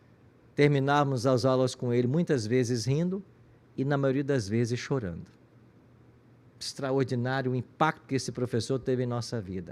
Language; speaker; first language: Portuguese; native; Portuguese